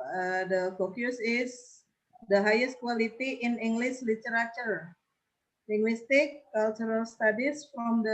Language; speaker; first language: English; non-native, learner; Indonesian